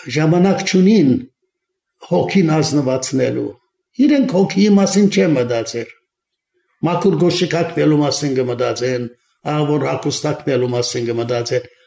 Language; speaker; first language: Armenian; early bilingual, heritage; Armenian